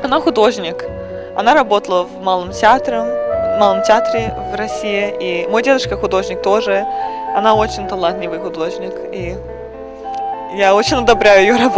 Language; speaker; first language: Russian; early bilingual, other home language; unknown